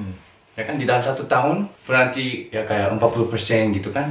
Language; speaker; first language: Indonesian; non-native, fluent; Korean